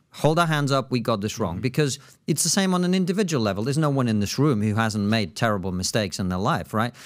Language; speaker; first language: English; non-native, fluent; Russian